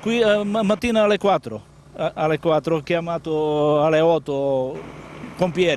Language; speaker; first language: Italian; non-native, learner; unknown